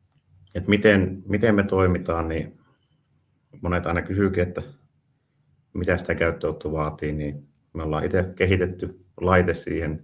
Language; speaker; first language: Finnish; native; Finnish